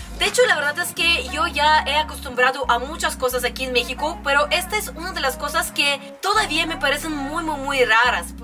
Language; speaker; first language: Spanish; non-native, fluent; Russian